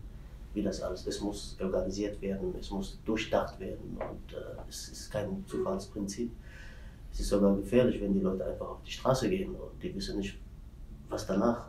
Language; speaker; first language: German; non-native, fluent; Tigrinya